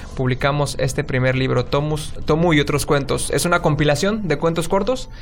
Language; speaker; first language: Spanish; native; Spanish